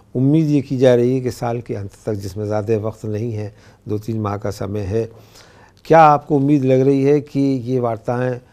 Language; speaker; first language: Hindi; native; Hindi